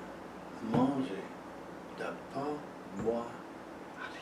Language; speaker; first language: French; non-native, fluent; English